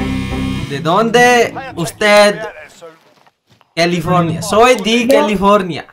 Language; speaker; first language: Spanish; non-native, learner; English